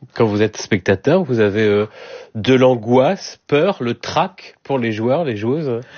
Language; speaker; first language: French; native; French